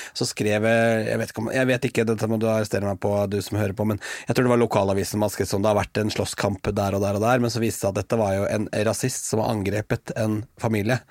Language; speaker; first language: Norwegian; native; Norwegian